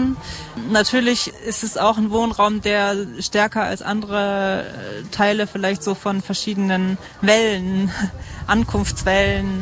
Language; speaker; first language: German; native; German